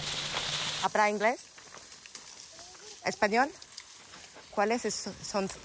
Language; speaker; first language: Spanish; non-native, learner; English